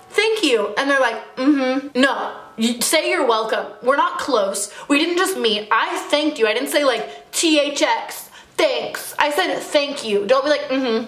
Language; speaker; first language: English; native; English